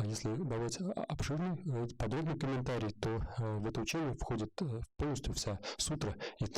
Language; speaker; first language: Russian; native; Russian